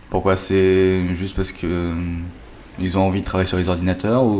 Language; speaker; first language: French; native; French